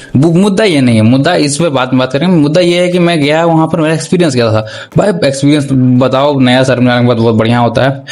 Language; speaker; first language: Hindi; native; Hindi